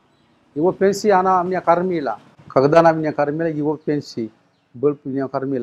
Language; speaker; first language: Russian; non-native, learner; Sinhala